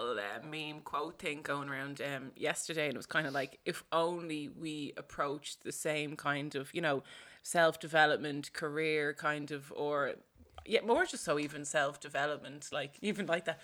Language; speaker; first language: English; native; English